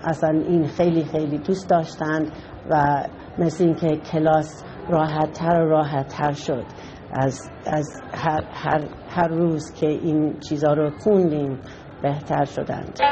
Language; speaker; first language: Persian; non-native, fluent; English